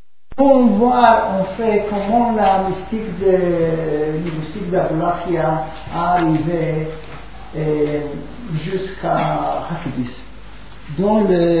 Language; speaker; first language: French; non-native, fluent; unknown